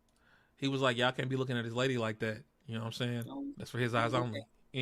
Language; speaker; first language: English; native; English